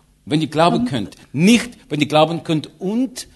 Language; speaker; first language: German; non-native, learner; English